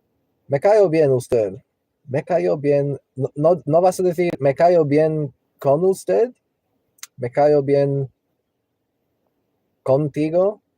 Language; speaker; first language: Spanish; non-native, learner; English